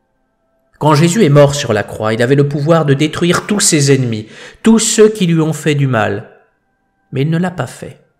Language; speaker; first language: French; native; French